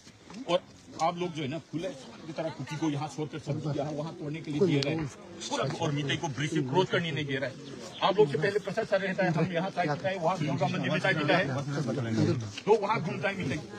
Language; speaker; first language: Hindi; non-native, local second language; Manipuri